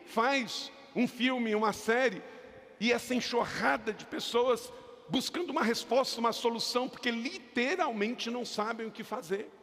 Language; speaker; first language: Portuguese; native; Portuguese